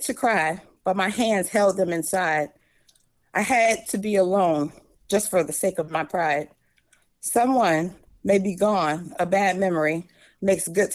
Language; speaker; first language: English; native; English